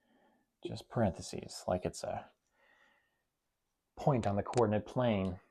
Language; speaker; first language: English; native; English